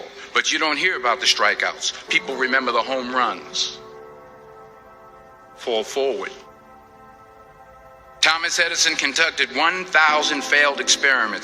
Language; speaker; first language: English; native; English